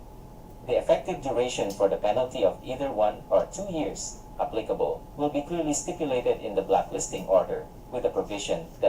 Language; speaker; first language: English; non-native, local second language; Cebuano